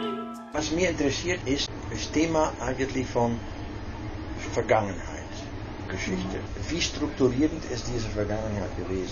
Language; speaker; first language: German; non-native, fluent; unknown